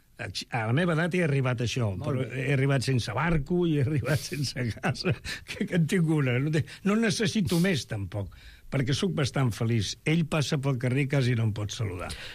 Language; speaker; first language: Catalan; non-native, local second language; Spanish